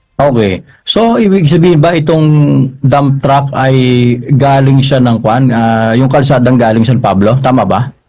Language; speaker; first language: Filipino; native; Filipino